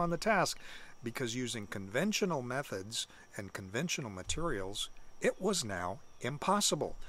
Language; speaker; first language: English; native; English